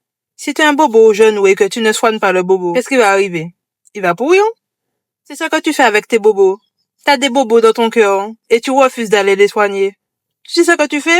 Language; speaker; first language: French; native; French